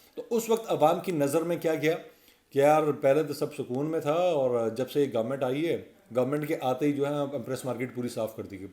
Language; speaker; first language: Urdu; non-native, local second language; Punjabi